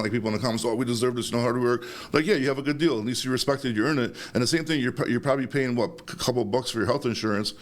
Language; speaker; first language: English; native; English